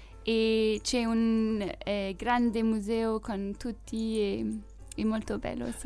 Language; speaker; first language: Italian; non-native, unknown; French